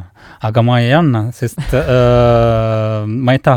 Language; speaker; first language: Estonian; non-native, local second language; Russian